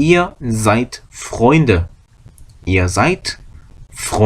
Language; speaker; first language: German; non-native, fluent; Korean